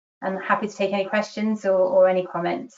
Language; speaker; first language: English; native; English